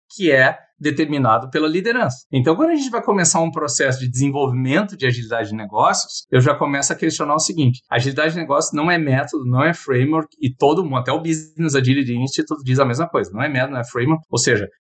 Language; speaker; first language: Portuguese; native; Portuguese